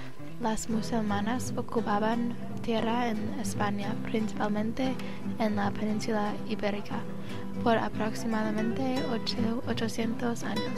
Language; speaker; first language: Spanish; non-native, learner; English